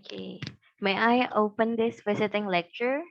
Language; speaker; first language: English; non-native, fluent; Indonesian